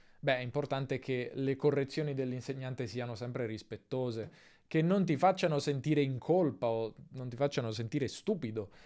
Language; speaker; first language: Italian; native; Italian